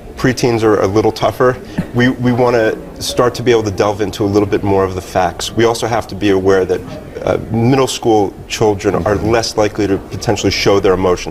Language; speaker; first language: English; native; English